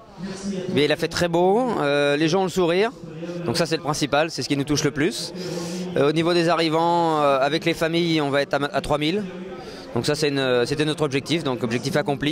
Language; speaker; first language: French; native; French